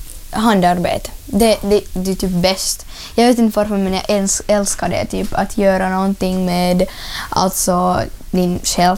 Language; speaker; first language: Swedish; non-native, learner; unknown